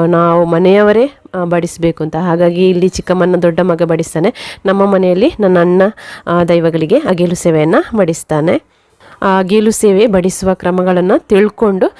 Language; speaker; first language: Kannada; non-native, local second language; Tulu